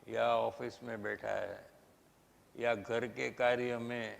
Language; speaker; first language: Hindi; non-native, local second language; Gujarati